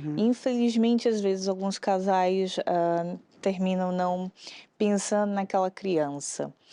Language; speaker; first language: Portuguese; native; Portuguese